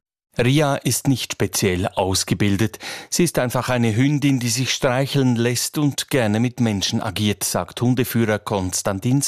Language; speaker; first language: German; native; German